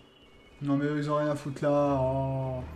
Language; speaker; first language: French; native; French